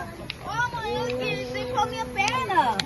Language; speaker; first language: Portuguese; early bilingual, heritage; Portuguese